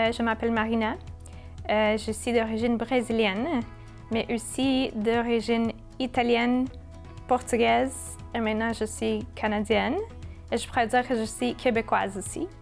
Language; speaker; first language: French; non-native, fluent; Portuguese